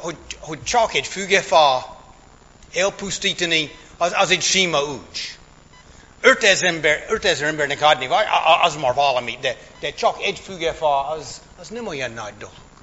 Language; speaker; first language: Hungarian; non-native, fluent; English